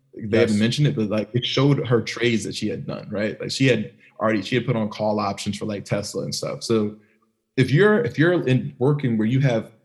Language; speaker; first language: English; native; English